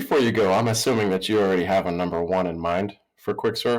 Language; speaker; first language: English; native; English